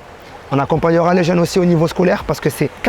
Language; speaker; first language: French; native; French